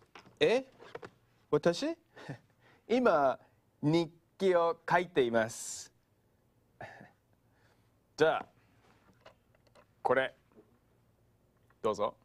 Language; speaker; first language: Japanese; non-native, fluent; English